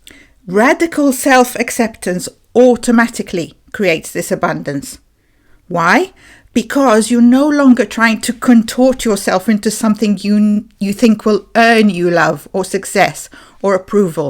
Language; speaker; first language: English; native; English